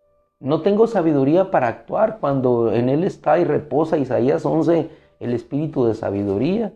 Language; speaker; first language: Spanish; native; Spanish